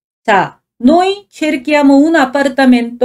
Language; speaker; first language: Italian; non-native, fluent; Korean